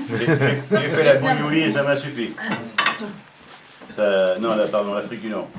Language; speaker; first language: French; native; French